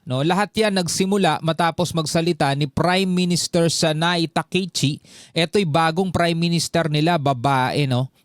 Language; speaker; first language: Filipino; native; Filipino